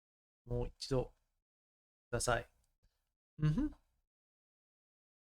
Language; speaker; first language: Japanese; non-native, learner; English